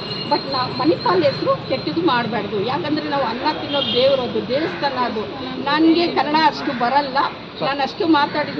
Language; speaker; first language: Kannada; non-native, local second language; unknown